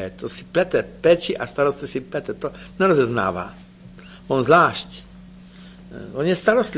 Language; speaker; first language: Czech; native; Czech